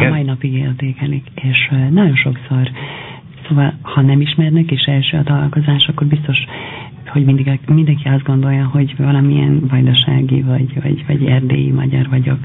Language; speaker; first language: Hungarian; non-native, fluent; Albanian